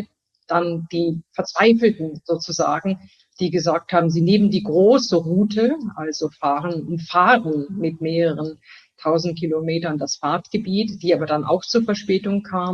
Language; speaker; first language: German; native; German